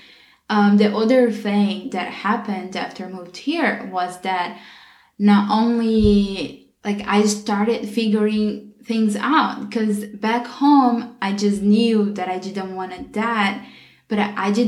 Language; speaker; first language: English; non-native, fluent; Portuguese